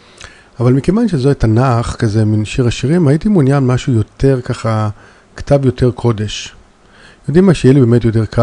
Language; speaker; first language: Hebrew; native; Hebrew